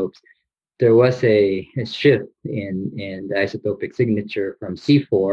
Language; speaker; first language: English; non-native, local second language; Bikol